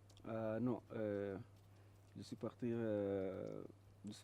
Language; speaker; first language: French; non-native, learner; Arabic